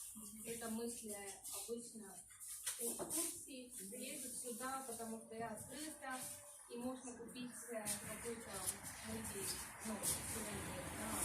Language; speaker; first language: Russian; non-native, local second language; Estonian